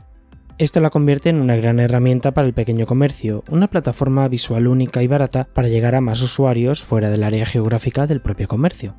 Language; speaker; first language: Spanish; native; Spanish